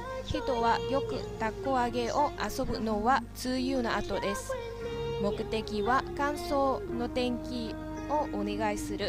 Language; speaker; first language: Japanese; non-native, learner; Vietnamese